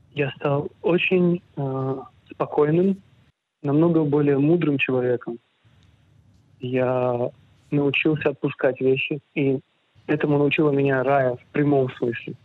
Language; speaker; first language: Russian; early bilingual, other home language; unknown